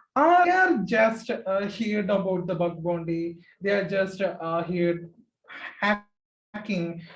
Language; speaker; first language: English; non-native, local second language; Malayalam